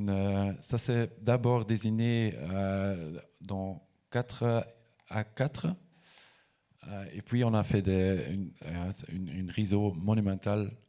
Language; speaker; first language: French; non-native, local second language; Dutch